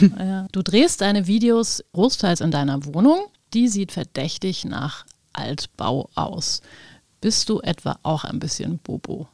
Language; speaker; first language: German; native; German